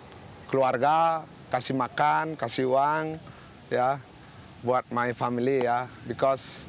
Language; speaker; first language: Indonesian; non-native, local second language; Balinese